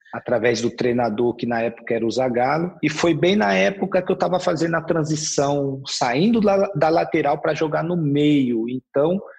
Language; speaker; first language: Portuguese; native; Portuguese